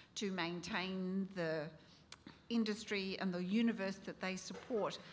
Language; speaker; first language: English; native; English